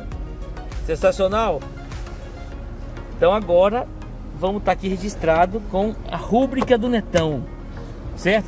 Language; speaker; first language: Portuguese; native; Portuguese